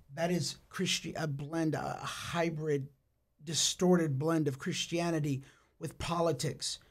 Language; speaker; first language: English; native; English